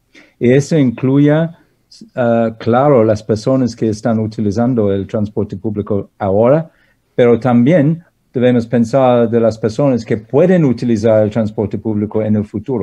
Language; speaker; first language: Spanish; non-native, fluent; English